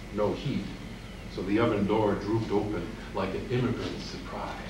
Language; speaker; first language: English; native; English